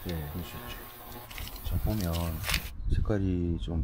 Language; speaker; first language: Korean; native; Korean